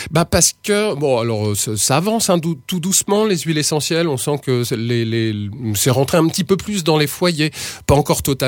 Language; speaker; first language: French; native; French